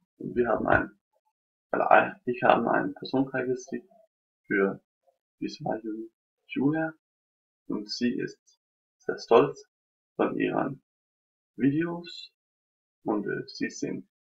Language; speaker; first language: German; non-native, learner; Danish